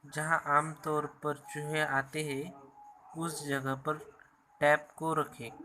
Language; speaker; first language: Hindi; non-native, local second language; Marathi